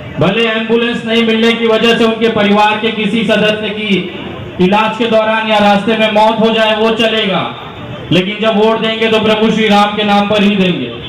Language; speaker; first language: Hindi; native; Hindi